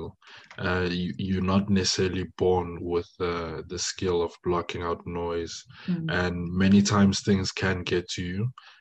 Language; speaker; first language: English; non-native, local second language; French